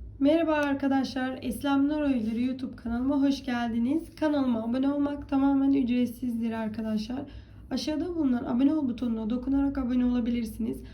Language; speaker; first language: Turkish; native; Turkish